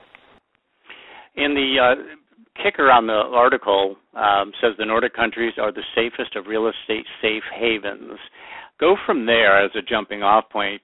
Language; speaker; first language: English; native; English